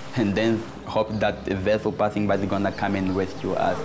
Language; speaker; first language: English; non-native, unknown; Portuguese